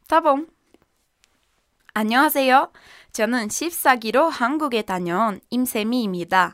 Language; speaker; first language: Korean; non-native, learner; Portuguese